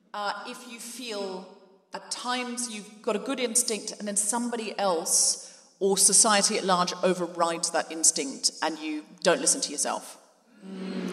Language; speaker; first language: English; native; English